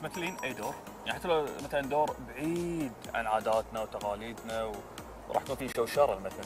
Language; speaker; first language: Arabic; native; Arabic